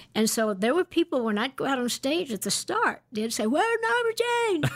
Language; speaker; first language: English; native; English